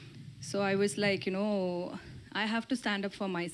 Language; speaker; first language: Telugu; non-native, learner; Tamil